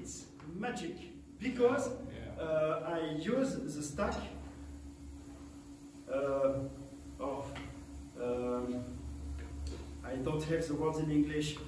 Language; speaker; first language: English; non-native, learner; French